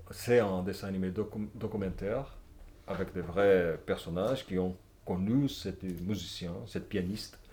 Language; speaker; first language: French; non-native, fluent; Portuguese